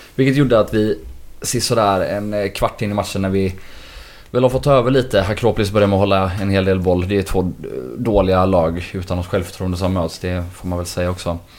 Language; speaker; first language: Swedish; native; Swedish